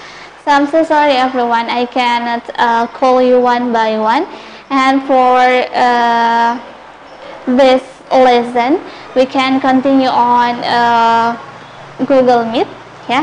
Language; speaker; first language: English; non-native, local second language; Indonesian